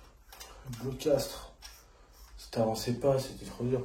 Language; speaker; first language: French; native; French